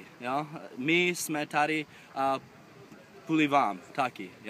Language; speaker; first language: Czech; non-native, fluent; English